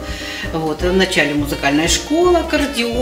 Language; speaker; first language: Russian; native; Russian